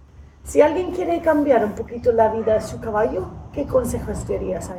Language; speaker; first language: Spanish; non-native, fluent; English